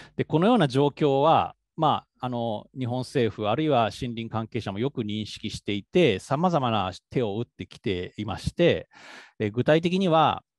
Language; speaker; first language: Japanese; native; Japanese